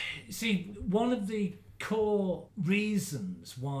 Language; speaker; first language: English; native; English